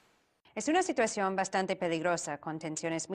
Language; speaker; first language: Spanish; native; Spanish